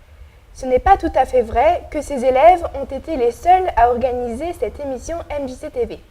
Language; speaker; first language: French; native; French